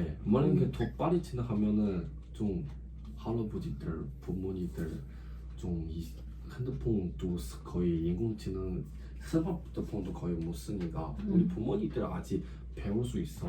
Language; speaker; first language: Korean; non-native, learner; Chinese